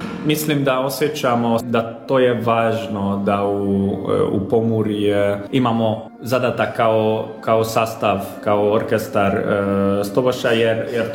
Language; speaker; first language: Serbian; non-native, local second language; Hungarian